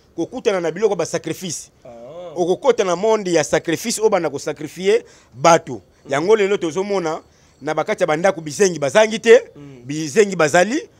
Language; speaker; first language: Lingala; non-native, local second language; Kongo